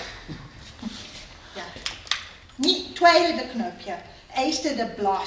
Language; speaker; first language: Dutch; non-native, learner; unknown